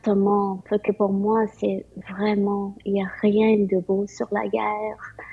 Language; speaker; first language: French; early bilingual, other home language; Vietnamese